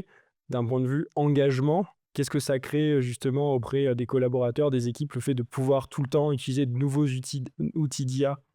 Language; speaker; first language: French; native; French